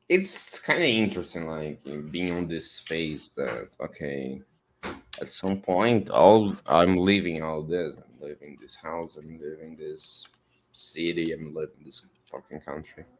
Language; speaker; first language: English; non-native, fluent; Portuguese